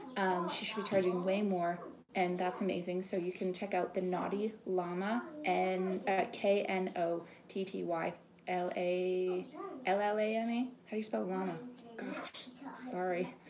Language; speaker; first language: English; native; English